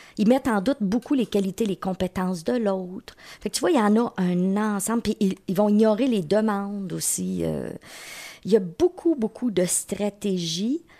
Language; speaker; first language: French; native; French